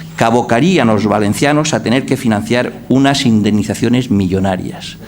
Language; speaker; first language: Spanish; non-native, local second language; Catalan